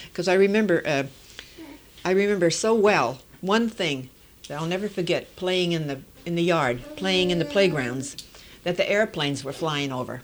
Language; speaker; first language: English; early bilingual, other home language; Dutch